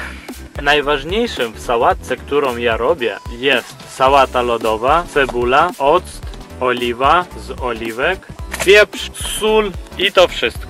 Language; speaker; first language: Polish; non-native, fluent; Ukrainian